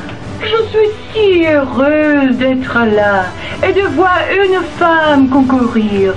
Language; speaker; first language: French; non-native, fluent; English